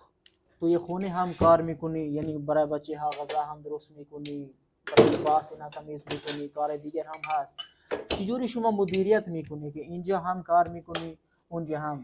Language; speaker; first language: Persian; non-native, learner; Urdu